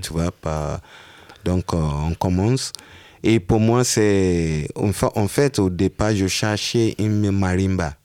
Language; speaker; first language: French; non-native, learner; Yoruba